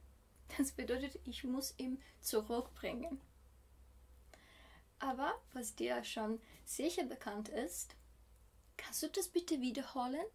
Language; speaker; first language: German; non-native, fluent; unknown